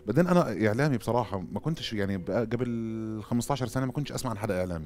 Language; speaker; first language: Arabic; native; Arabic